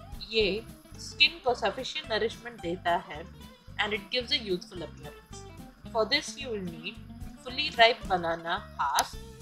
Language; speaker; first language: English; non-native, local second language; Tamil